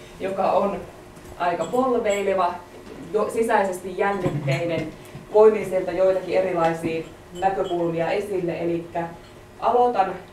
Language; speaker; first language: Finnish; native; Finnish